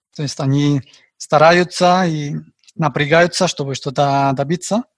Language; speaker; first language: Russian; non-native, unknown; Spanish